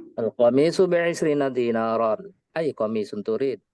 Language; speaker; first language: Arabic; non-native, learner; Indonesian